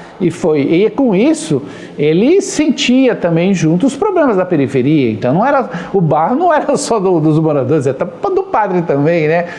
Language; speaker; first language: Portuguese; native; Portuguese